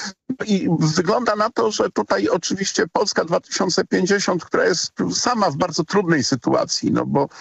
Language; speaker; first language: Polish; native; Polish